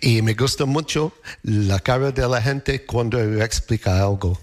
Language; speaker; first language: Spanish; non-native, fluent; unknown